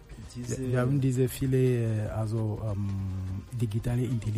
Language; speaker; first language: German; non-native, fluent; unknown